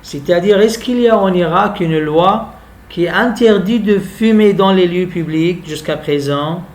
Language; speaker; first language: French; non-native, local second language; Arabic